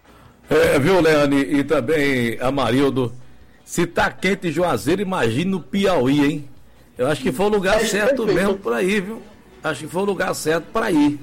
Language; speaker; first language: Portuguese; native; Portuguese